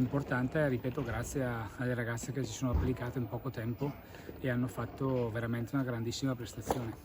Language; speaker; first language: Italian; native; Italian